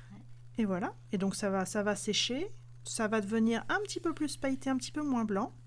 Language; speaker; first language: French; native; French